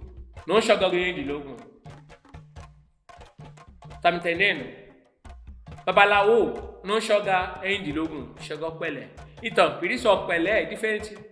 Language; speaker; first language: Portuguese; non-native, learner; Yoruba